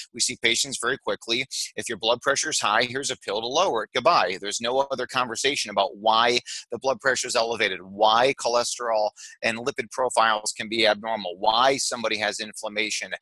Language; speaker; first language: English; native; English